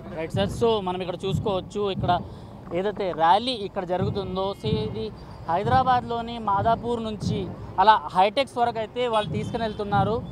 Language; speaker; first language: Telugu; native; Telugu